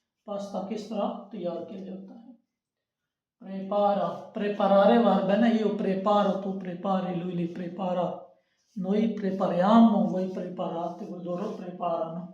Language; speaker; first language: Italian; non-native, learner; Urdu